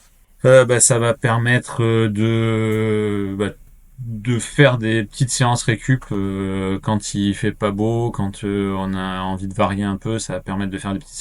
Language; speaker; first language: French; native; French